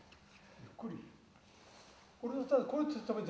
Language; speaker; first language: Japanese; native; Japanese